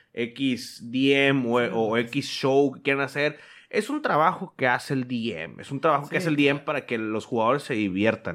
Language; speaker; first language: Spanish; native; Spanish